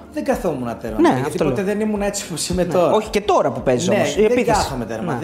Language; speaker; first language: Greek; native; Greek